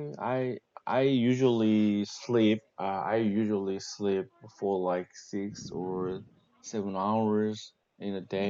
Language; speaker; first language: English; non-native, learner; Korean